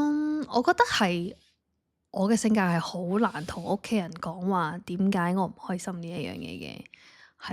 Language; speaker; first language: Cantonese; native; Cantonese